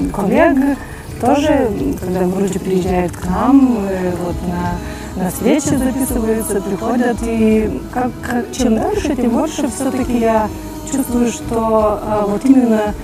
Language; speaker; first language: Russian; native; Russian